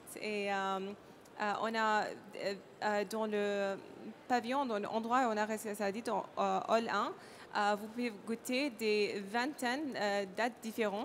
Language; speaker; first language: French; non-native, learner; Arabic